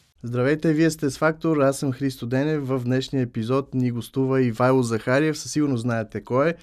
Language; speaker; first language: Bulgarian; native; Bulgarian